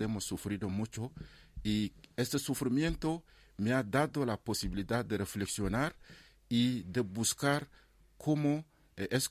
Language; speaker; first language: Spanish; non-native, fluent; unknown